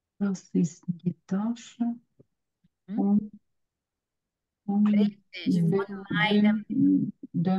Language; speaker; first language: German; non-native, learner; Ukrainian